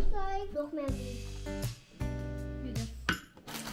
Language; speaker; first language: German; non-native, fluent; Filipino